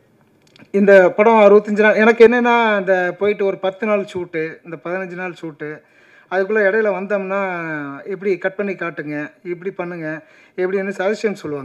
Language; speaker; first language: Tamil; native; Tamil